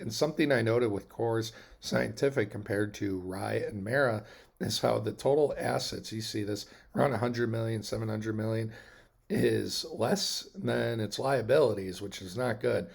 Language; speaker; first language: English; native; English